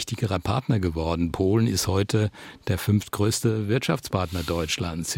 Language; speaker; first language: German; native; German